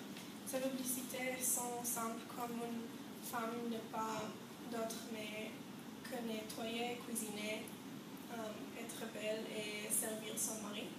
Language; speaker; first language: French; non-native, learner; English